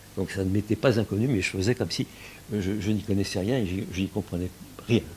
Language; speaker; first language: French; early bilingual, other home language; Yiddish